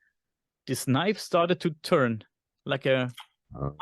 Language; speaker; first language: English; non-native, fluent; German